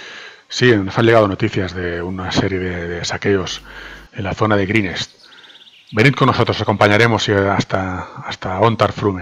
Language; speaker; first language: Spanish; native; Spanish